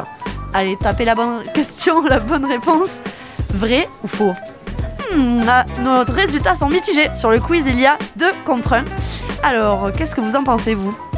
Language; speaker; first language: French; native; French